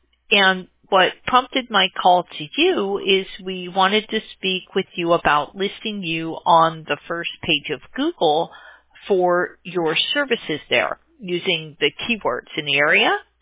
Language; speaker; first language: English; native; English